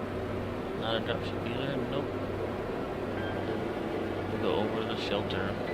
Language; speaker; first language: English; native; English